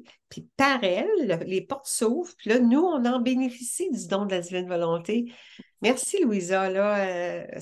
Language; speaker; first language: French; native; French